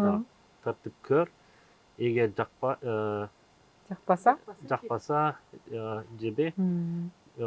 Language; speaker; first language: Kyrgyz; non-native, learner; German